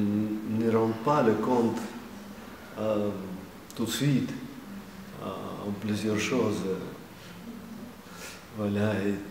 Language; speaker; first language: French; non-native, fluent; Russian